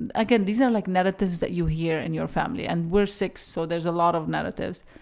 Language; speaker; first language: English; early bilingual, other home language; Arabic